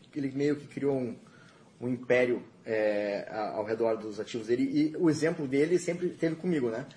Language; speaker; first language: Portuguese; native; Portuguese